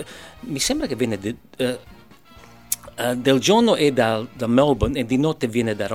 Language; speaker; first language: Italian; early bilingual, heritage; English